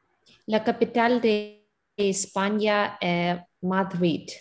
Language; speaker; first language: Spanish; non-native, learner; Russian